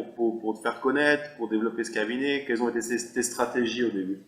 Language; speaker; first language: French; native; French